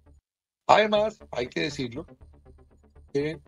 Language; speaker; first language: Spanish; native; Spanish